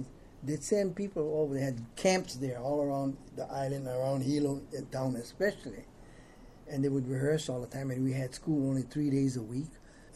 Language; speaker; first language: English; native; English